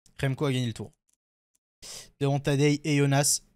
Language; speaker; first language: French; native; French